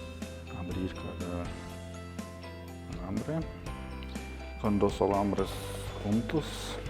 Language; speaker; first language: Spanish; non-native, learner; Russian